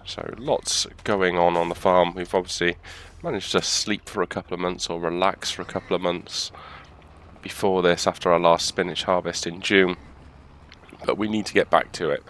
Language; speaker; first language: English; native; English